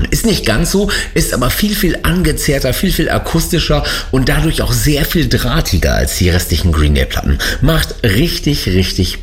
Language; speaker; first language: German; native; German